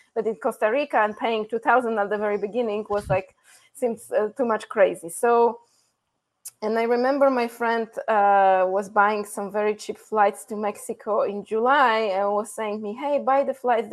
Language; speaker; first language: English; non-native, fluent; Polish